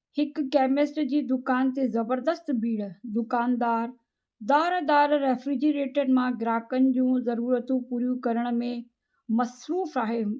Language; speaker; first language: Sindhi; native; Sindhi